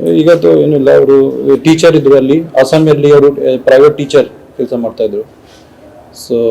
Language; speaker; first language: Kannada; non-native, local second language; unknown